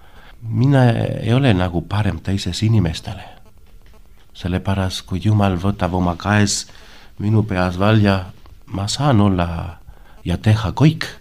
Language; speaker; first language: Estonian; non-native, learner; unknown